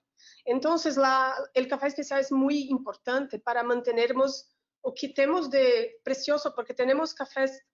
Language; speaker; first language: Spanish; non-native, learner; Portuguese